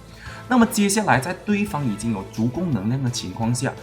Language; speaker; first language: Chinese; native; Chinese